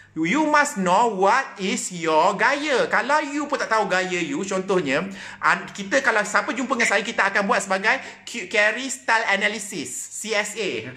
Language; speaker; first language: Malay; native; Malay